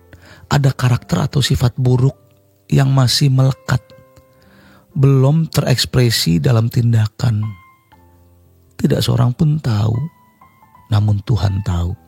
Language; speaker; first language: Indonesian; native; Indonesian